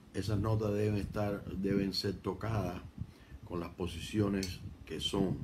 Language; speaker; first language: Spanish; native; Spanish